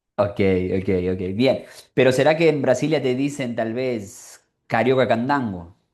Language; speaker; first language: Spanish; native; Spanish